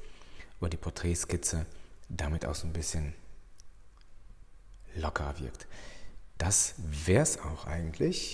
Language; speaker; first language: German; native; German